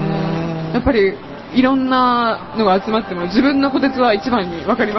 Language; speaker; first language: Japanese; native; Japanese